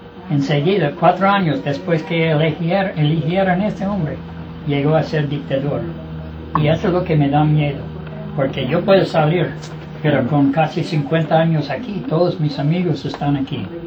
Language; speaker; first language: Spanish; non-native, fluent; English